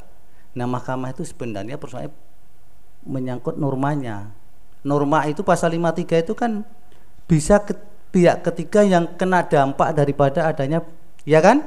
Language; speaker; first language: Indonesian; native; Indonesian